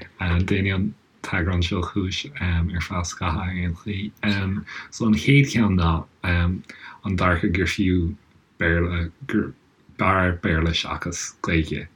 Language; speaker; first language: Irish; native; Irish